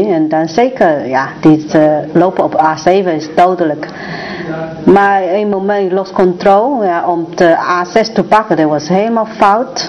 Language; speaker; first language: Dutch; non-native, learner; Chinese